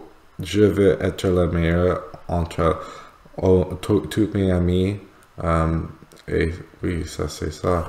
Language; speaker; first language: French; non-native, learner; English